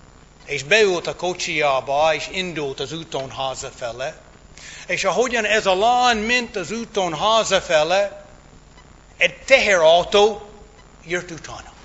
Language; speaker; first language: Hungarian; non-native, fluent; English